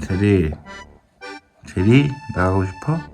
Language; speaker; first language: Korean; native; Korean